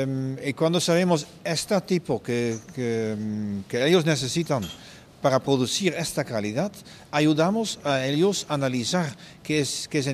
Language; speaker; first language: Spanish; non-native, fluent; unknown